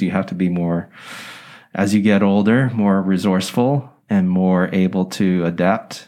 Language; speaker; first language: English; native; English